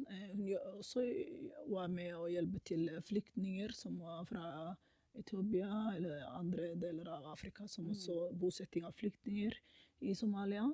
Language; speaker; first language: Norwegian; non-native, fluent; Somali